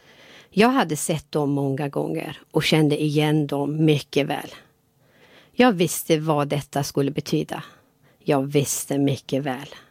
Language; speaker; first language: Swedish; non-native, fluent; Persian